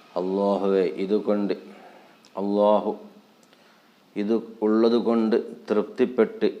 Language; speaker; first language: Malayalam; native; Malayalam